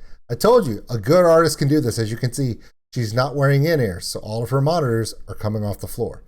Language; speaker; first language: English; native; English